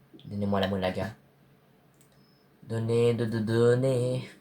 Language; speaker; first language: French; native; French